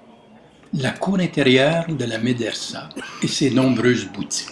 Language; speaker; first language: French; native; French